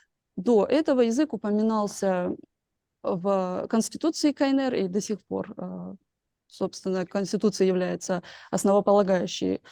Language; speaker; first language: Russian; native; Russian